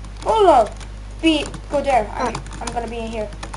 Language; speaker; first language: English; non-native, learner; Estonian